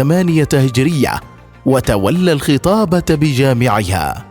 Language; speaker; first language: Arabic; native; Arabic